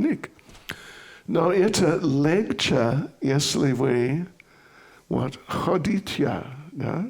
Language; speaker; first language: Russian; non-native, learner; English